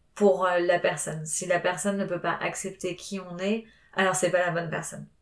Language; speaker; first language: French; non-native, fluent; Spanish